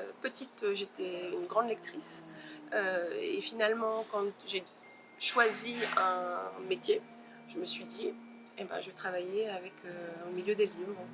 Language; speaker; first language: French; native; French